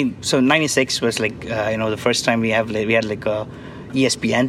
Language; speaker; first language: English; non-native, local second language; Tamil